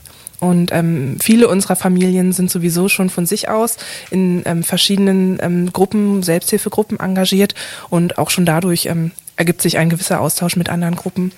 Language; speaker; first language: German; native; German